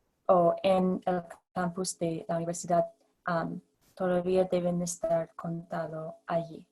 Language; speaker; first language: Spanish; non-native, fluent; English